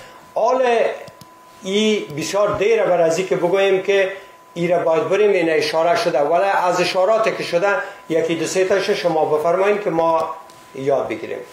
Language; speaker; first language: Persian; native; Persian